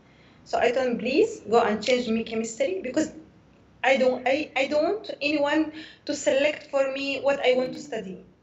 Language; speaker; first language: English; non-native, learner; Arabic